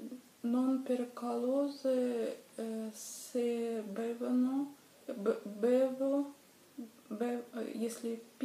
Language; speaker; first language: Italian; non-native, learner; Russian